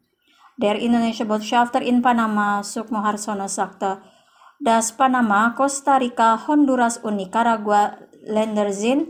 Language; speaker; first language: German; non-native, fluent; Indonesian